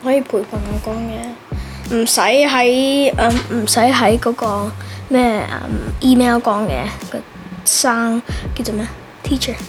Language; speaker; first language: Cantonese; early bilingual, heritage; Cantonese